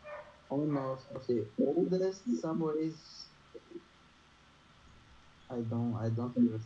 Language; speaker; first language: English; non-native, learner; Portuguese